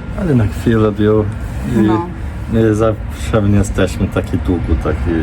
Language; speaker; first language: Polish; non-native, learner; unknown